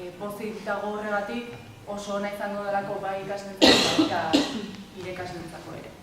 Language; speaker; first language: Basque; native; Basque